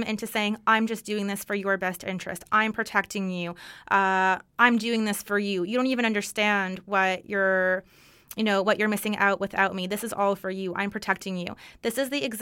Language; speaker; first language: English; non-native, fluent; Russian